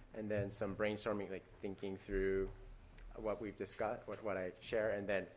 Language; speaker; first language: English; native; English